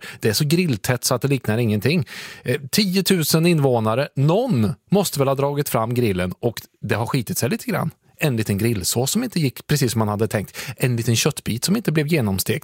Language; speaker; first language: Swedish; native; Swedish